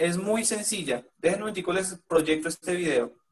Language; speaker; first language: Spanish; native; Spanish